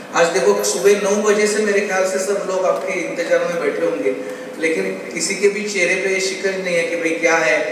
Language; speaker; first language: Hindi; non-native, local second language; Marathi